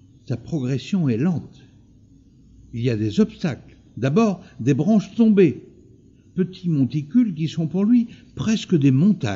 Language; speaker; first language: French; native; French